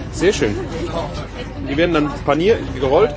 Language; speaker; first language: German; native; German